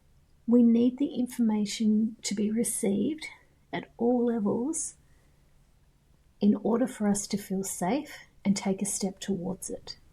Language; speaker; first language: English; native; English